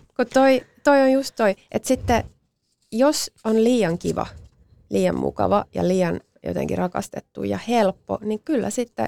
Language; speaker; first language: Finnish; native; Finnish